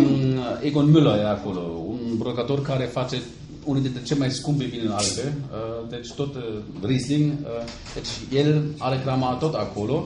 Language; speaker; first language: Romanian; non-native, fluent; German